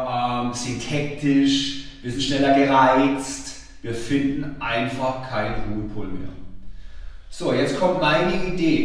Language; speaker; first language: German; native; German